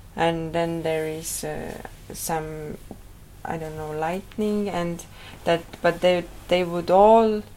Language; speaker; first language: English; non-native, fluent; Estonian